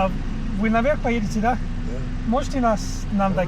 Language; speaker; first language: Russian; non-native, learner; English